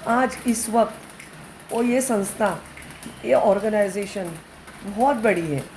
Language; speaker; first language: Hindi; non-native, local second language; Marathi